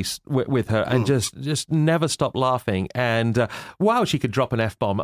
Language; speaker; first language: English; native; English